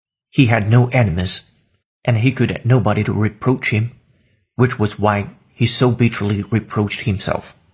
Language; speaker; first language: English; non-native, fluent; Chinese